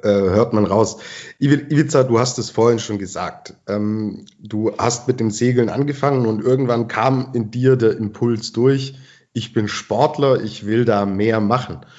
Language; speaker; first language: German; native; German